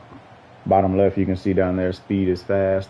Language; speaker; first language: English; native; English